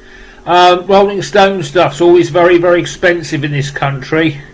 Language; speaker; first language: English; native; English